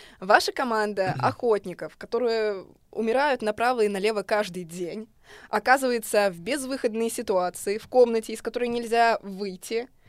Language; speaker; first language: Russian; native; Russian